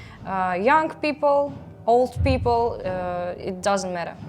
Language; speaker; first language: English; non-native, learner; Russian